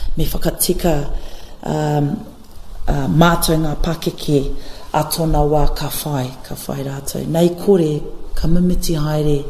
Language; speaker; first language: Māori; non-native, local second language; English